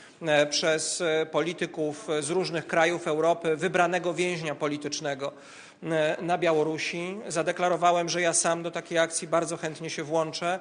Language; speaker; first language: Polish; native; Polish